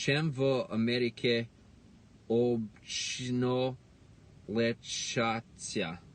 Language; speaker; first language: Russian; non-native, learner; English